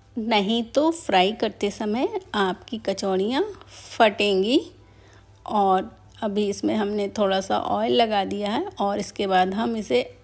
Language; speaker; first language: Hindi; native; Hindi